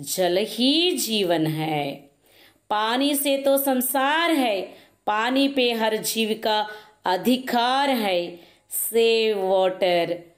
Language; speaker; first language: Hindi; non-native, local second language; Telugu